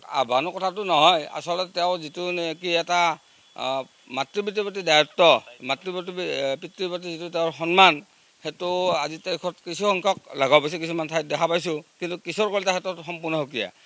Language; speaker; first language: Assamese; native; Assamese